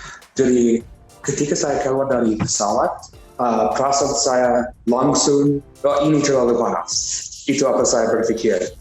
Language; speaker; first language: Indonesian; non-native, fluent; English